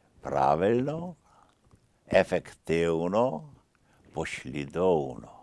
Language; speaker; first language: Ukrainian; early bilingual, heritage; Ukrainian